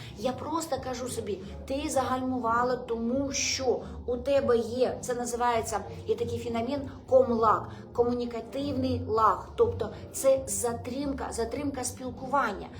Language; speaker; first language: Ukrainian; non-native, local second language; Russian